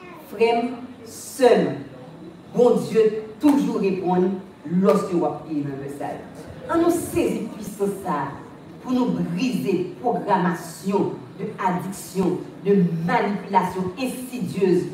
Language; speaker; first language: French; native; French